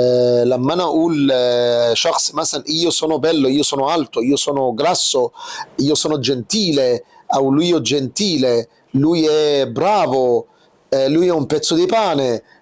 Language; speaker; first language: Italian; non-native, fluent; Arabic